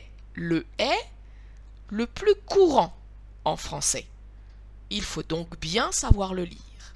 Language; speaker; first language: French; native; French